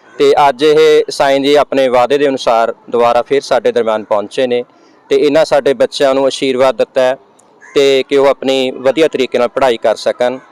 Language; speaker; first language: Punjabi; native; Punjabi